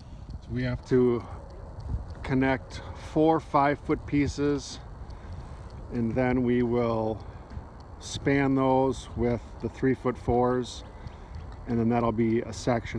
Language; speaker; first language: English; native; English